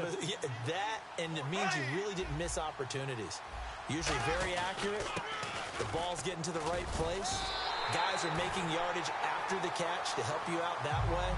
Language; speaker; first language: English; native; English